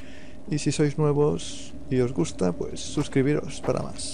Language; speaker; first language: Spanish; native; Spanish